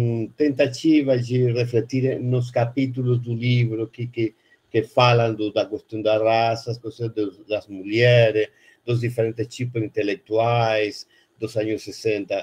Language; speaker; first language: Portuguese; non-native, fluent; Spanish